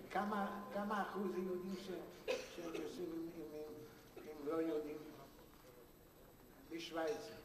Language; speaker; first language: Hebrew; non-native, fluent; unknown